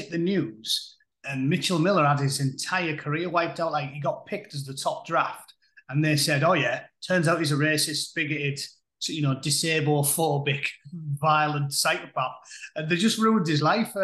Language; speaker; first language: English; native; English